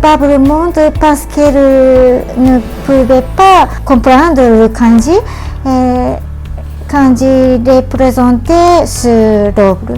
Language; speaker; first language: French; non-native, learner; Japanese